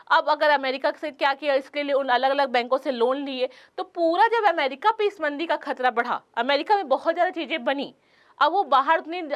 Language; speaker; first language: Hindi; native; Hindi